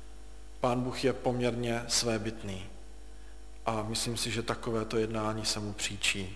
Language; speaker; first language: Czech; native; Czech